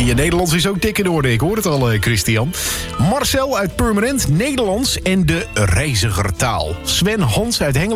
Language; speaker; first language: Dutch; native; Dutch